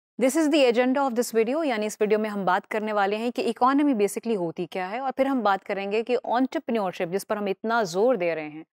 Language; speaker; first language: Urdu; native; Urdu